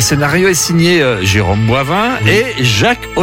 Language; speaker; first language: French; native; French